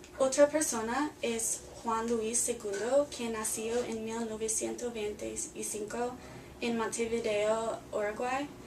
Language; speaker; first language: Spanish; non-native, learner; English